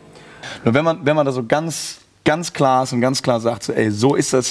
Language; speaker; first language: German; native; German